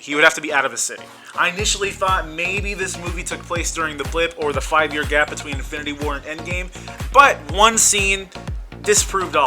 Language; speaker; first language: English; native; English